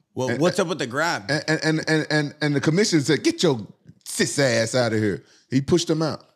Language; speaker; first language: English; native; English